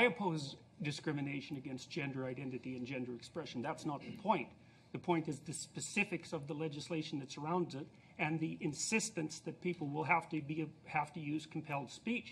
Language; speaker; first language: English; native; English